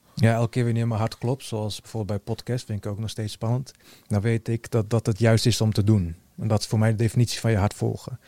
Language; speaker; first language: Dutch; early bilingual, other home language; Bosnian